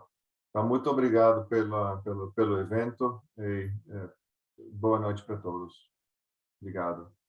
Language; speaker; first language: Portuguese; non-native, fluent; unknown